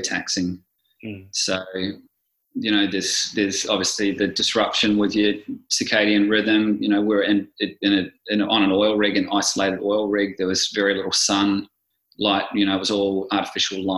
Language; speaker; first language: English; native; English